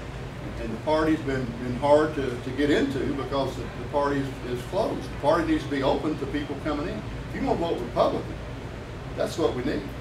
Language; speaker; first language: English; native; English